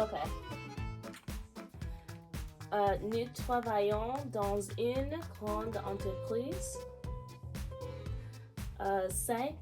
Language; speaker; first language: French; non-native, learner; English